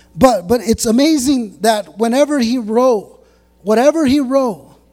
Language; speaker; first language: English; native; English